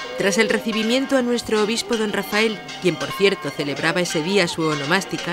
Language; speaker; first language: Spanish; native; Spanish